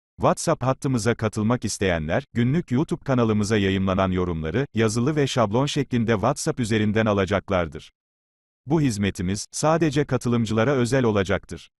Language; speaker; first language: Turkish; native; Turkish